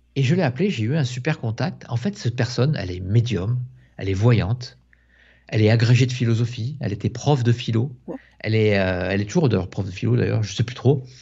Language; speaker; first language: French; native; French